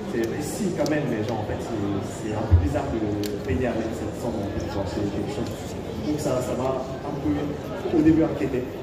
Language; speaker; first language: French; non-native, fluent; Japanese